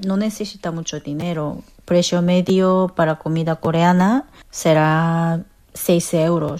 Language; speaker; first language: Spanish; non-native, fluent; Korean